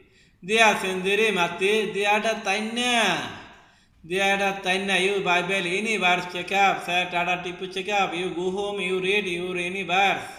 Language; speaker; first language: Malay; non-native, local second language; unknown